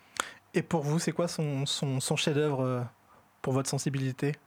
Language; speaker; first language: French; native; French